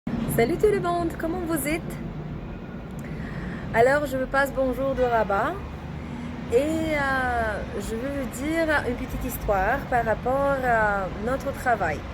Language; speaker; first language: French; non-native, learner; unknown